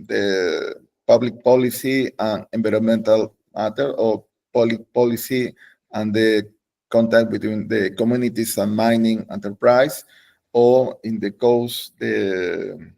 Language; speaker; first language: English; non-native, learner; Spanish